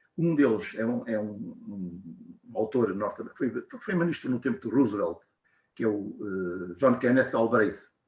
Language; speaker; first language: Portuguese; native; Portuguese